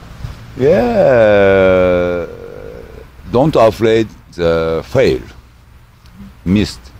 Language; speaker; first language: English; non-native, learner; Japanese